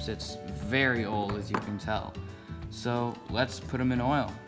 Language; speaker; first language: English; native; English